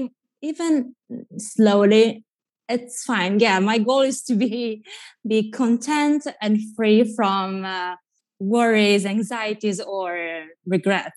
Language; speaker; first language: English; non-native, fluent; Italian